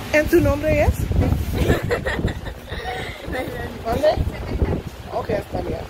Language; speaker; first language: Spanish; non-native, learner; English